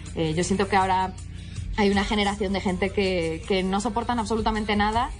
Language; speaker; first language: Spanish; native; Spanish